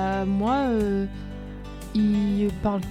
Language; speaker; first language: French; early bilingual, other home language; Turkish